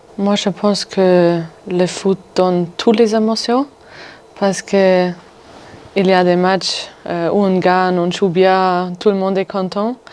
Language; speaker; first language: French; non-native, fluent; German